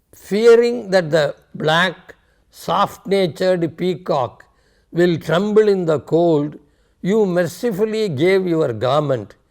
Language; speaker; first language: English; non-native, local second language; Tamil